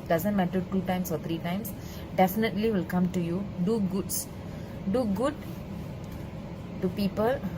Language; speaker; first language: English; non-native, local second language; Tamil